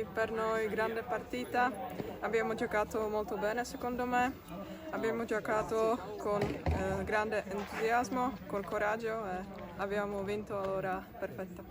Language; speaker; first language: Italian; non-native, learner; Czech